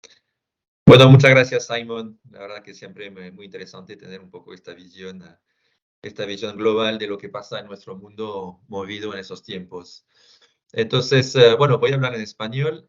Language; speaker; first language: Spanish; non-native, fluent; French